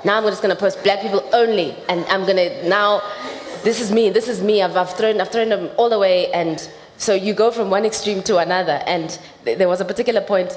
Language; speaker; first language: English; non-native, local second language; Xhosa